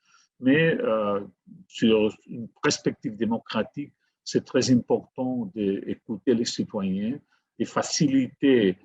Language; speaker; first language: French; non-native, fluent; Catalan